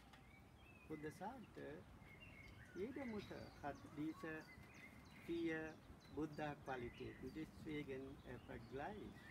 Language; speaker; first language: German; non-native, learner; Sinhala